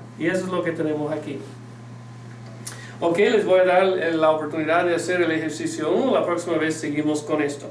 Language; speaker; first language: Spanish; non-native, fluent; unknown